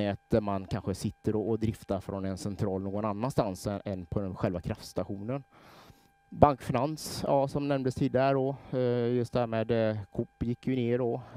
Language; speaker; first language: Swedish; native; Swedish